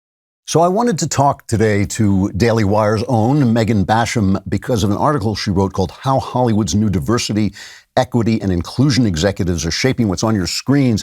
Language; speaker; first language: English; native; English